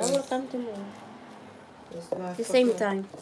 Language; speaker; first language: English; non-native, local second language; Filipino